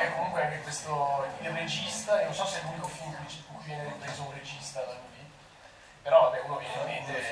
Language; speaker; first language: Italian; native; Italian